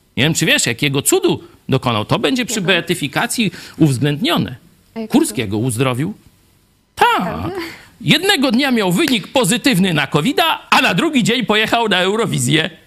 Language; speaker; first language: Polish; native; Polish